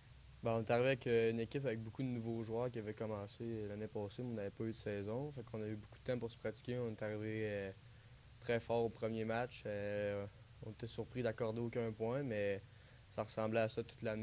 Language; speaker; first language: French; native; French